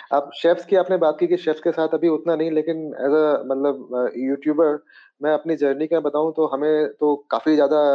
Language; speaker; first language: Hindi; native; Hindi